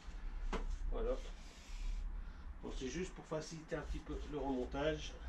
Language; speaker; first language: French; native; French